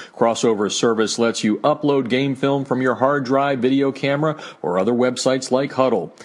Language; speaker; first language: English; native; English